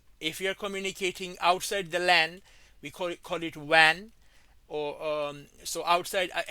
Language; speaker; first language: English; non-native, fluent; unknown